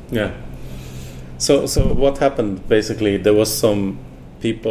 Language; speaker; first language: English; non-native, fluent; Swedish